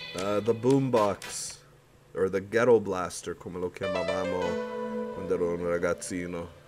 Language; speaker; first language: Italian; early bilingual, heritage; Italian